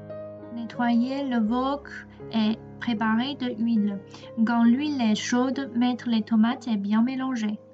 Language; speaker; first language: French; non-native, fluent; Chinese